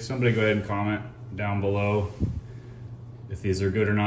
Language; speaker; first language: English; native; English